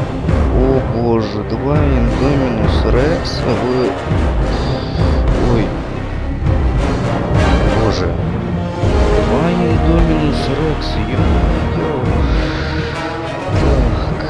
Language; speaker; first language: Russian; native; Russian